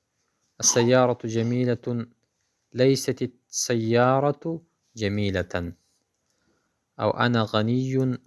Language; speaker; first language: Arabic; non-native, fluent; Pashto